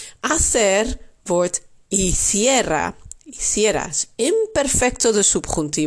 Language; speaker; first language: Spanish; non-native, fluent; Dutch